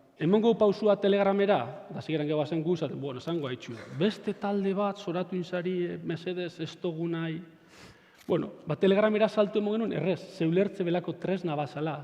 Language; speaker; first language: Basque; native; Basque